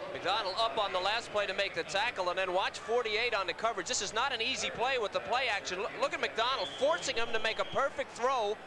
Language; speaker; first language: English; native; English